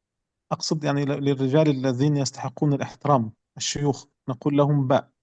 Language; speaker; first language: Arabic; native; Arabic